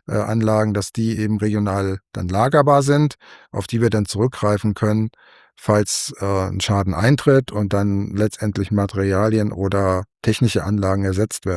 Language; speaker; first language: German; native; German